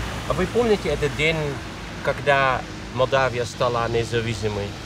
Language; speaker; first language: Russian; non-native, fluent; Dutch